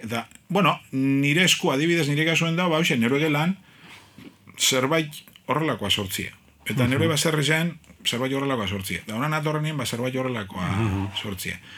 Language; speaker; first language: Basque; native; Basque